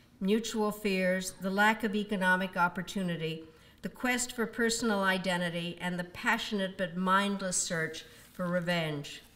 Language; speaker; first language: English; early bilingual, other home language; Czech